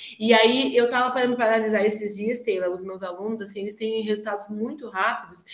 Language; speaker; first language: Portuguese; native; Portuguese